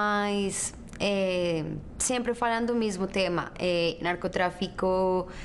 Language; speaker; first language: Portuguese; non-native, learner; Spanish